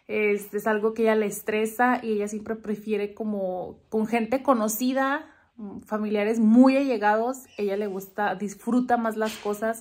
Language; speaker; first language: Spanish; native; Spanish